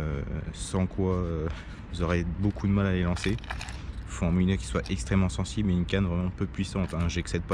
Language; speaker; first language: French; native; French